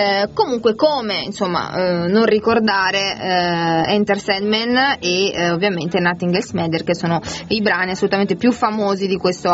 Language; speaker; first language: Italian; native; Italian